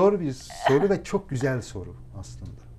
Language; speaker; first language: Turkish; non-native, local second language; Azerbaijani